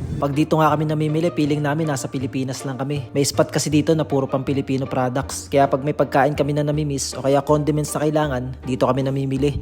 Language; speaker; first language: Filipino; native; Filipino